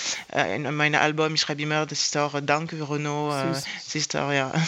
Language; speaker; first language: German; non-native, fluent; French